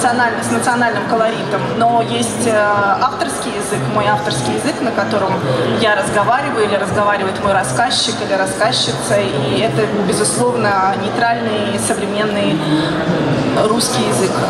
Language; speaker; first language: Russian; native; Russian